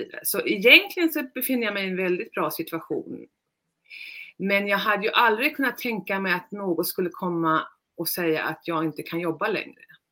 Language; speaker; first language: Swedish; native; Swedish